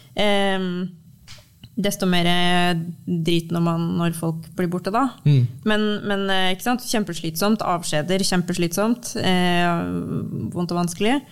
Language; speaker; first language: Norwegian; early bilingual, heritage; Norwegian